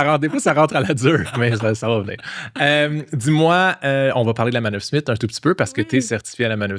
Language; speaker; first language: French; native; French